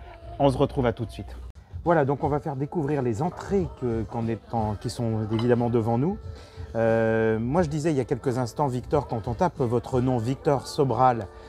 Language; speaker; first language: French; native; French